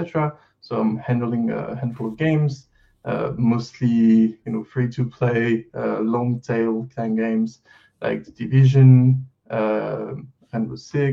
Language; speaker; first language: English; non-native, fluent; French